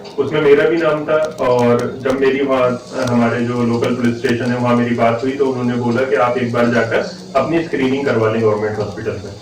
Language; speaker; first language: Hindi; native; Hindi